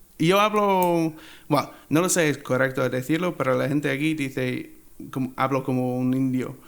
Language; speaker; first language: Spanish; non-native, learner; English